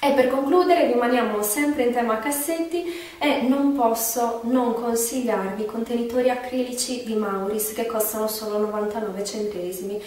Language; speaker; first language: Italian; native; Italian